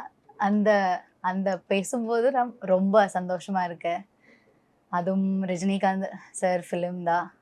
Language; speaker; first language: Tamil; non-native, learner; Malayalam